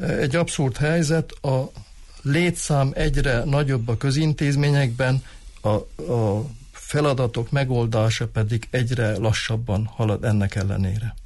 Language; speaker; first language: Hungarian; native; Hungarian